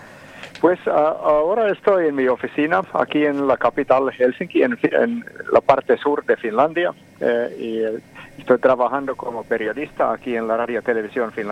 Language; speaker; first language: Spanish; non-native, fluent; Finnish